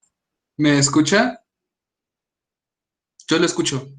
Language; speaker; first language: Spanish; native; Spanish